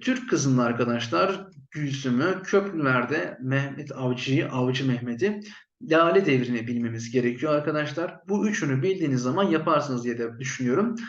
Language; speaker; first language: Turkish; native; Turkish